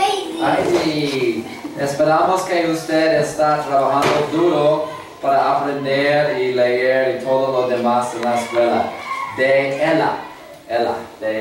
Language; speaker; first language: Spanish; non-native, learner; English